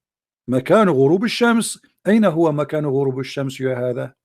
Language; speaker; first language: Arabic; native; Arabic